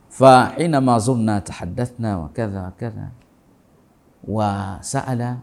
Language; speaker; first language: Arabic; non-native, fluent; Swahili